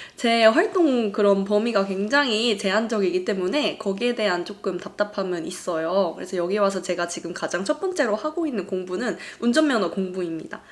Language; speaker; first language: Korean; native; Korean